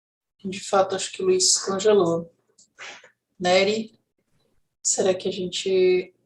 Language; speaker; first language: Portuguese; native; Portuguese